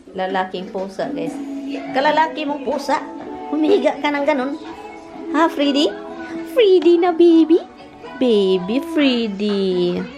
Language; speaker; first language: Filipino; non-native, local second language; Cebuano